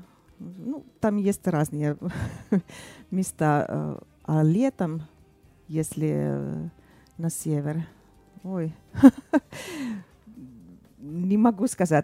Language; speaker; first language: Russian; non-native, fluent; Finnish